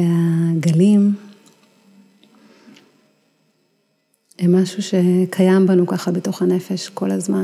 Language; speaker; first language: Hebrew; native; Hebrew